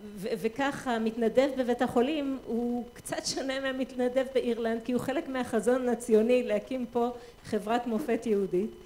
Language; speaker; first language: Hebrew; non-native, fluent; English